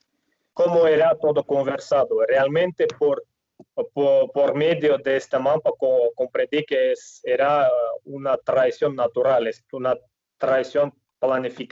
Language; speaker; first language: Spanish; non-native, fluent; Russian